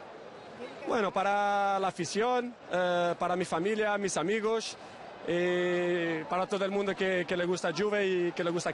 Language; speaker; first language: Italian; non-native, learner; Portuguese